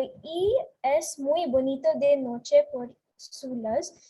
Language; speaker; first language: Spanish; non-native, learner; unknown